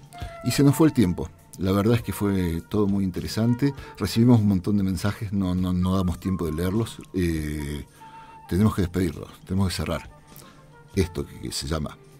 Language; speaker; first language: Spanish; native; Spanish